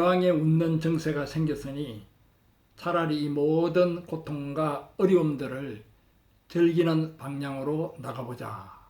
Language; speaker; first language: Korean; native; Korean